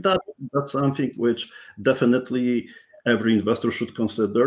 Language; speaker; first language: English; non-native, fluent; Polish